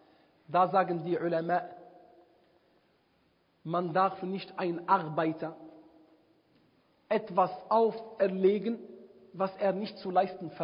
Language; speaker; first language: German; non-native, fluent; Arabic